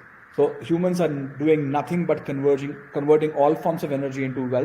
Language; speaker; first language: English; non-native, local second language; Gujarati